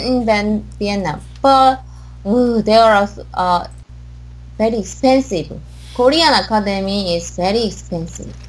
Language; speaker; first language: English; non-native, learner; Korean